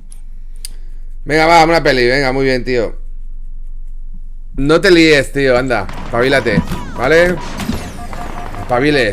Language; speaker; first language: Spanish; native; Spanish